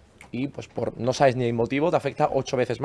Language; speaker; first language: Spanish; native; Spanish